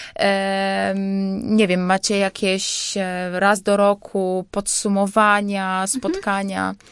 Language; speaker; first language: Polish; native; Polish